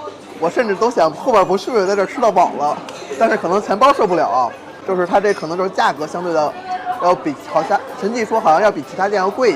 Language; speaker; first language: Chinese; native; Chinese